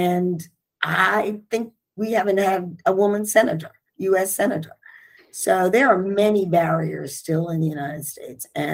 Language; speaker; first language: English; native; English